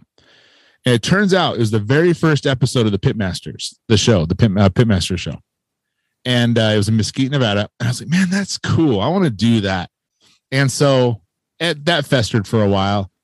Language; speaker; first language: English; native; English